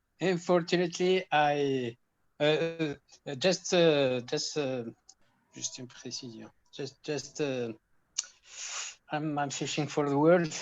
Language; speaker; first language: English; non-native, local second language; Arabic